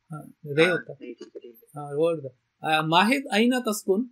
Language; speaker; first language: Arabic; non-native, fluent; Urdu